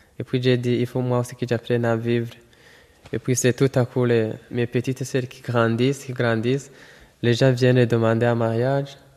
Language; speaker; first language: French; non-native, local second language; Rundi